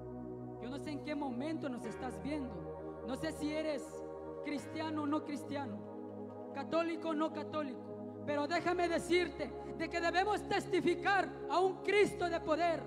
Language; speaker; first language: Spanish; native; Spanish